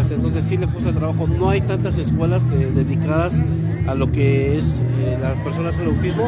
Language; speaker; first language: Spanish; native; Spanish